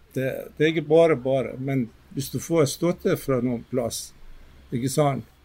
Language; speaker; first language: Norwegian; non-native, fluent; Persian